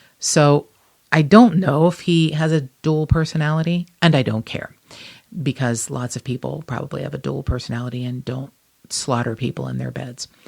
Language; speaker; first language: English; native; English